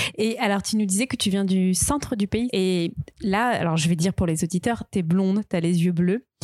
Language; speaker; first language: French; native; French